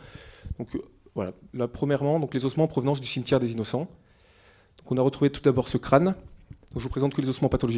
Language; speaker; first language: French; native; French